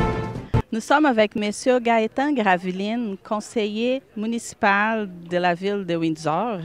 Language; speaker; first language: French; native; French